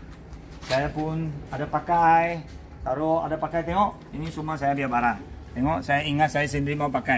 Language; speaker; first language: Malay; non-native, local second language; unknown